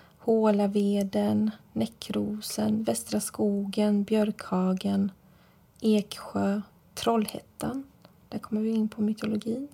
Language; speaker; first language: Swedish; native; Swedish